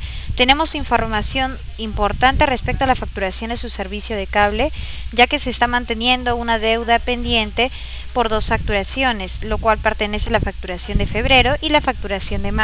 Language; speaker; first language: Spanish; native; Spanish